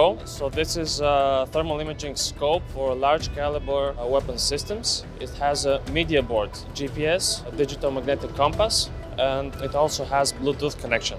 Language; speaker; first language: English; non-native, fluent; Bulgarian